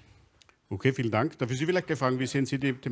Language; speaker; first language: German; native; German